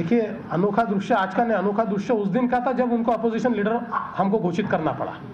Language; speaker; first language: Hindi; non-native, local second language; Marathi